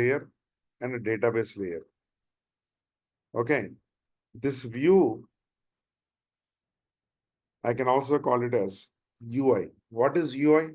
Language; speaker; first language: English; non-native, local second language; Telugu